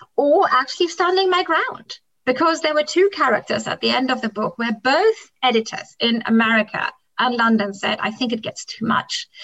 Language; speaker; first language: English; non-native, local second language; German